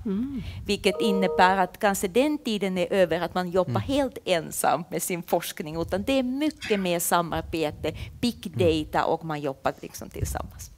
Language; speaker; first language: Swedish; non-native, fluent; Finnish